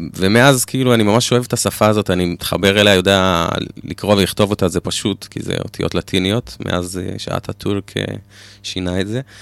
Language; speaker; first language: Hebrew; native; Hebrew